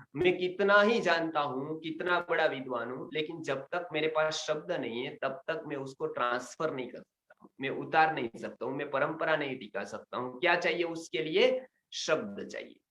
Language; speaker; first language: Hindi; non-native, local second language; Gujarati